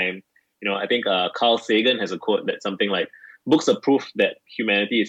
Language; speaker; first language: English; native; English